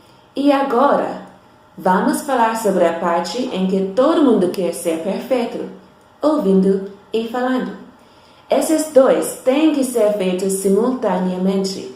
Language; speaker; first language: Portuguese; non-native, fluent; English